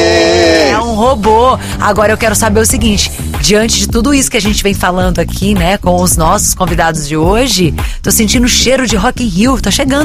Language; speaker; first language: Portuguese; native; Portuguese